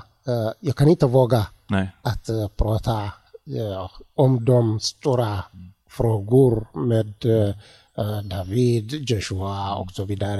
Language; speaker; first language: Swedish; non-native, learner; Tigrinya